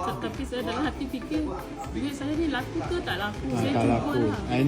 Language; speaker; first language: Malay; native; Malay